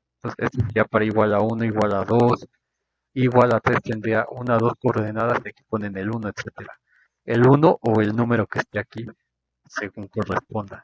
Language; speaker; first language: Spanish; native; Spanish